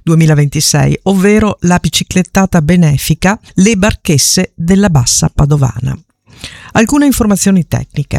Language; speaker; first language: Italian; native; Italian